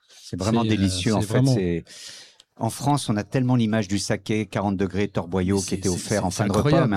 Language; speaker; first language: French; native; French